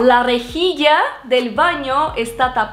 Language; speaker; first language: Spanish; non-native, fluent; Portuguese